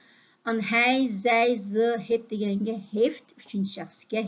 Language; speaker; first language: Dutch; non-native, fluent; Uyghur